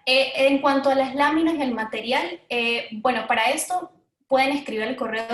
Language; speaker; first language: Spanish; native; Spanish